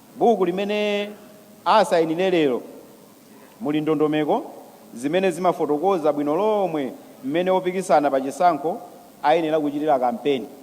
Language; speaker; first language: Nyanja; native; Nyanja